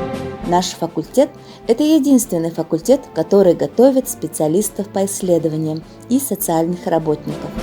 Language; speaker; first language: Russian; non-native, fluent; Mongolian